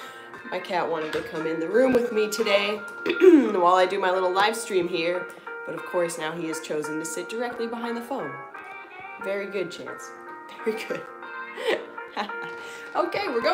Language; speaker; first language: English; native; English